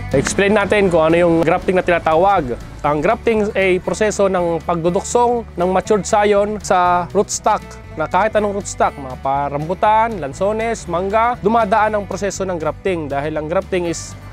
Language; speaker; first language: Filipino; native; Filipino